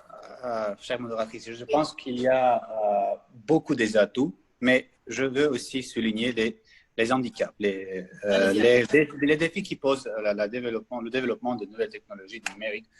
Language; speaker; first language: French; non-native, fluent; Armenian